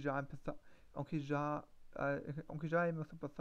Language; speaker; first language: Spanish; non-native, learner; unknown